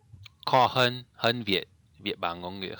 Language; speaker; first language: Vietnamese; non-native, learner; English